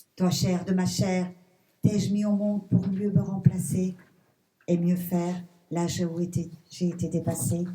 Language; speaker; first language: French; early bilingual, other home language; Persian